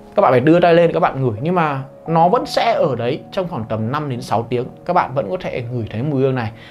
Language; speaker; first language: Vietnamese; native; Vietnamese